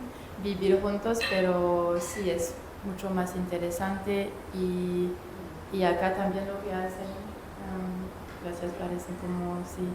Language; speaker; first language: Spanish; non-native, learner; French